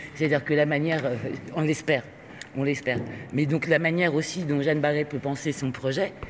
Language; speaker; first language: French; non-native, fluent; Spanish